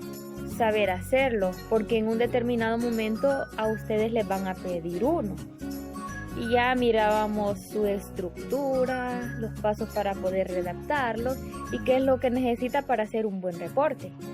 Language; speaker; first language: Spanish; native; Spanish